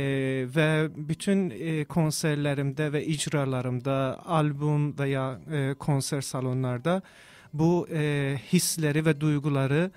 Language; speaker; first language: Turkish; non-native, fluent; Persian